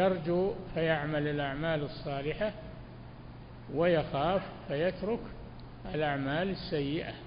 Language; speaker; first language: Arabic; native; Arabic